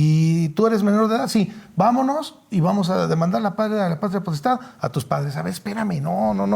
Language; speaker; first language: Spanish; native; Spanish